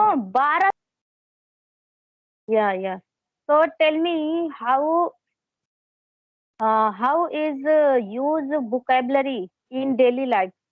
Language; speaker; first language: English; non-native, learner; Hindi